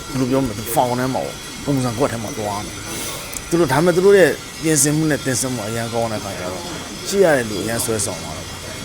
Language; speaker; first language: Burmese; native; Burmese